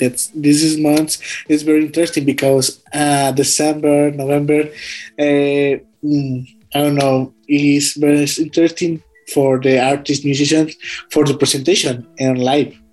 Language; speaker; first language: English; non-native, learner; Spanish